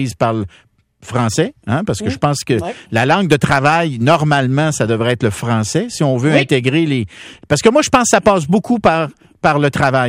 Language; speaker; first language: French; native; French